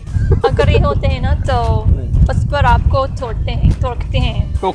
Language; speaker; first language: Hindi; non-native, learner; English